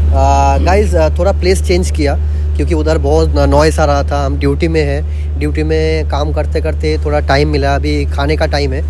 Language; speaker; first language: Hindi; non-native, local second language; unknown